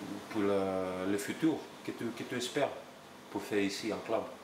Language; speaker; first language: French; non-native, learner; Greek